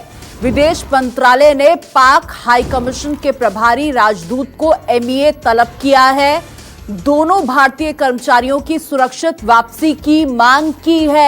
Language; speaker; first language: Hindi; native; Hindi